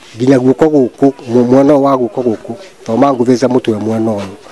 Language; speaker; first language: Kikuyu; native; Kikuyu